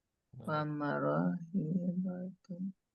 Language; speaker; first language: Arabic; non-native, learner; Indonesian